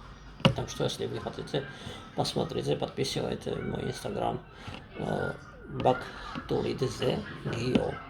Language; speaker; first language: Russian; non-native, fluent; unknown